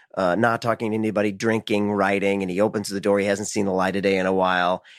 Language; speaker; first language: English; native; English